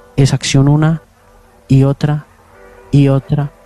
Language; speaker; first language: Spanish; native; Spanish